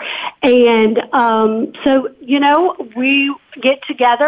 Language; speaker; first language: English; native; English